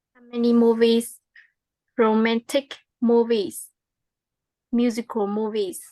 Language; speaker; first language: English; non-native, learner; Vietnamese